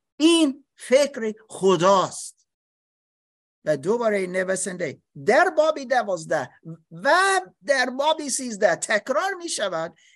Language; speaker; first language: Persian; non-native, learner; English